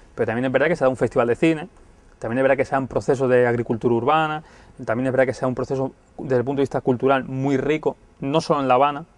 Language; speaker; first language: Spanish; native; Spanish